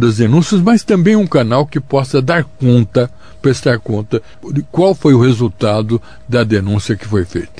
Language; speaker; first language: Portuguese; native; Portuguese